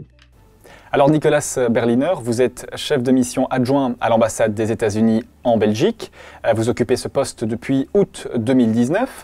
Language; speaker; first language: French; native; French